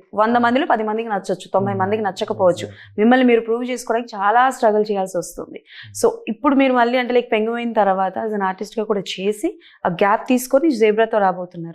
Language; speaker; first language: Telugu; native; Telugu